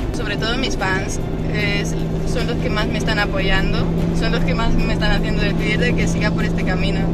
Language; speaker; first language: Spanish; early bilingual, other home language; Romanian